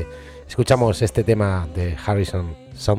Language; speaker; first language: Spanish; native; Spanish